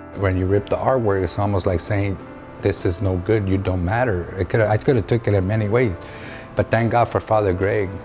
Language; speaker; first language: English; native; English